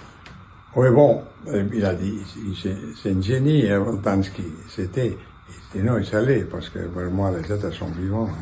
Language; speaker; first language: French; non-native, fluent; Catalan